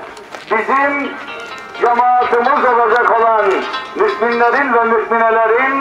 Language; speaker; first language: Turkish; native; Turkish